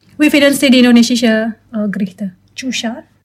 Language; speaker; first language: German; non-native, fluent; Indonesian